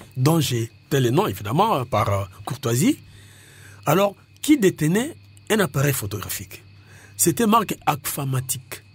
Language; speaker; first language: French; non-native, local second language; Lingala